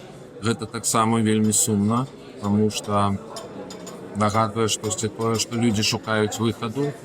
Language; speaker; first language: Belarusian; non-native, local second language; Russian